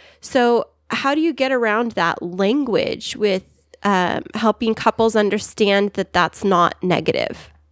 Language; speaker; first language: English; native; English